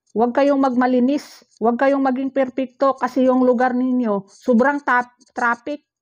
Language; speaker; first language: Filipino; non-native, local second language; Cebuano